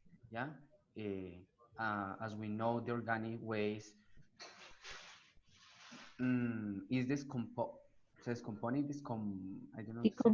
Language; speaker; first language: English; non-native, learner; Spanish